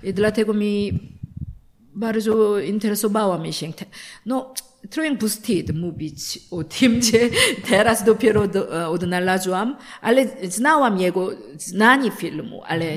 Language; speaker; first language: Polish; non-native, learner; Korean